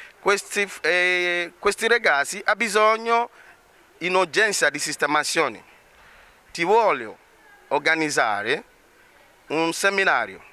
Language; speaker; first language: Italian; non-native, learner; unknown